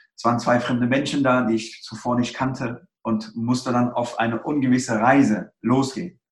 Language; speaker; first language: German; early bilingual, other home language; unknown